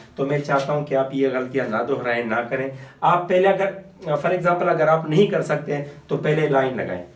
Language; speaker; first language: Urdu; non-native, local second language; Pashto